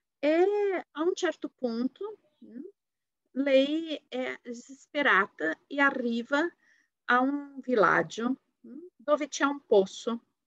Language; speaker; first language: Italian; non-native, fluent; Portuguese